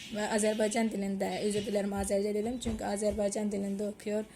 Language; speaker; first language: Turkish; early bilingual, heritage; Turkish